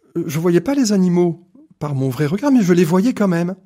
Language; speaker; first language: French; native; French